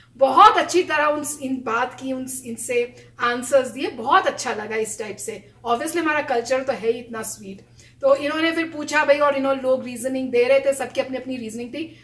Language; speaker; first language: Hindi; native; Hindi